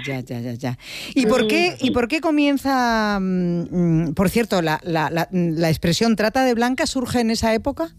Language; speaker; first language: Spanish; native; Spanish